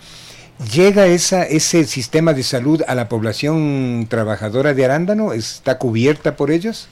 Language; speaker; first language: Spanish; native; Spanish